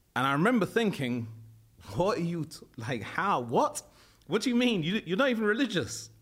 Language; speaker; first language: English; native; English